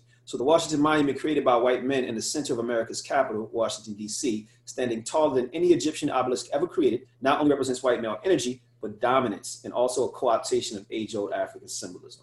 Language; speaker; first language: English; native; English